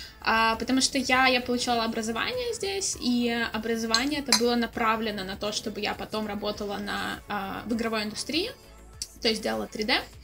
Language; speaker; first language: Russian; native; Russian